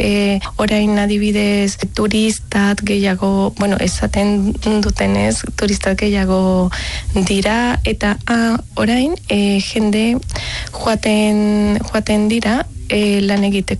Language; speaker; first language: Basque; non-native, learner; Spanish